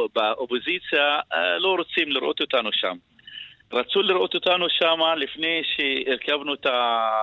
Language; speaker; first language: Hebrew; non-native, local second language; Arabic